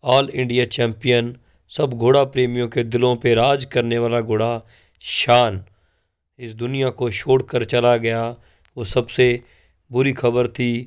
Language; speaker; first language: Hindi; non-native, local second language; Punjabi